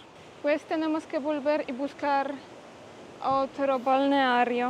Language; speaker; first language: Spanish; non-native, fluent; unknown